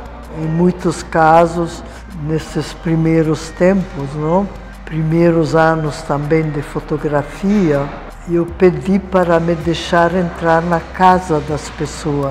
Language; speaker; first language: Portuguese; non-native, fluent; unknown